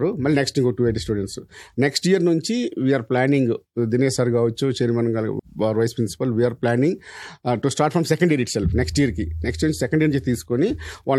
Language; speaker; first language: Telugu; native; Telugu